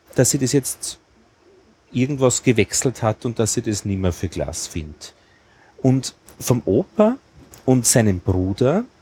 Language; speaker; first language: German; native; German